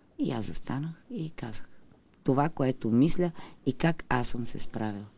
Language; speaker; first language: Bulgarian; native; Bulgarian